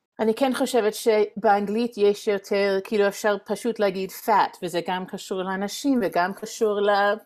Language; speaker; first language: Hebrew; non-native, fluent; English